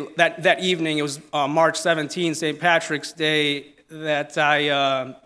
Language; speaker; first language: English; non-native, fluent; Italian